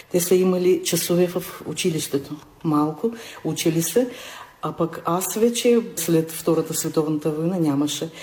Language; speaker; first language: Bulgarian; early bilingual, heritage; Bulgarian